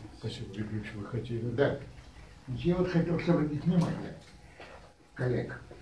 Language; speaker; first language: Russian; native; Russian